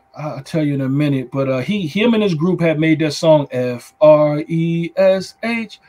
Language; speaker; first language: English; native; English